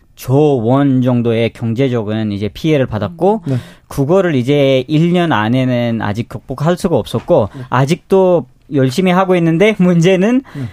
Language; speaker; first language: Korean; non-native, fluent; Urdu